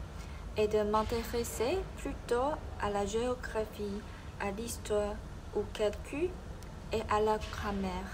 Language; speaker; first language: French; non-native, learner; Chinese